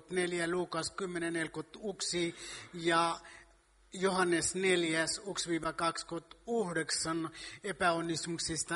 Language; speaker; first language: Finnish; non-native, fluent; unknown